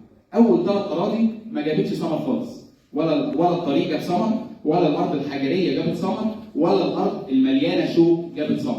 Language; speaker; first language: Arabic; native; Arabic